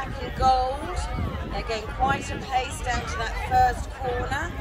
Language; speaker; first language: English; native; English